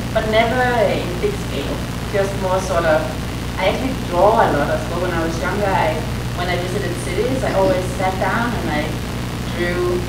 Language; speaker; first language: English; non-native, fluent; Danish